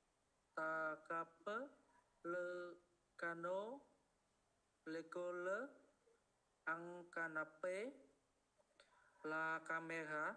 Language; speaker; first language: French; non-native, learner; Khmer